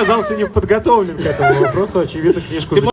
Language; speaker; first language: Russian; native; Russian